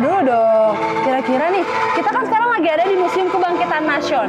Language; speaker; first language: Indonesian; native; Indonesian